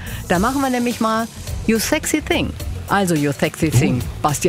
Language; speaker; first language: German; native; German